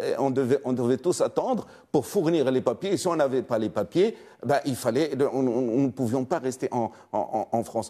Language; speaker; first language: French; non-native, local second language; Arabic